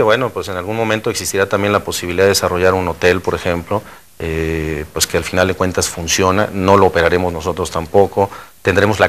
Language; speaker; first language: Spanish; native; Spanish